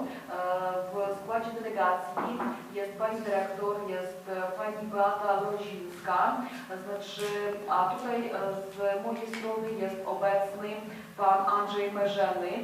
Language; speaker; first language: Polish; non-native, fluent; Ukrainian